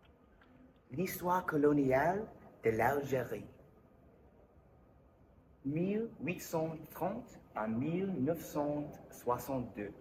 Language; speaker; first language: French; non-native, learner; English